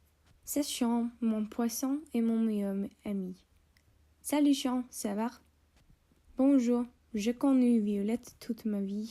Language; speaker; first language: French; non-native, learner; English